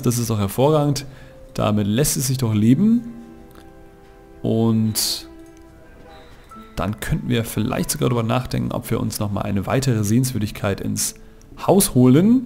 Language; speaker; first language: German; native; German